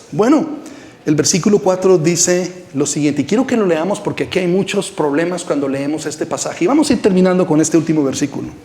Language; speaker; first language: Spanish; native; Spanish